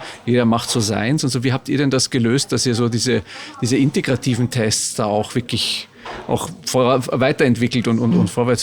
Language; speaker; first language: German; native; German